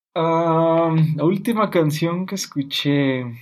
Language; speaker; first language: Spanish; native; Spanish